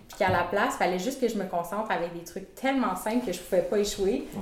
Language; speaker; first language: French; native; French